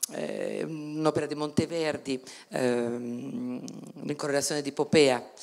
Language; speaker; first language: Italian; non-native, fluent; Spanish